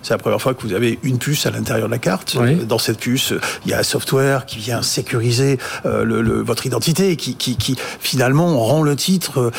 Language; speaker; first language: French; native; French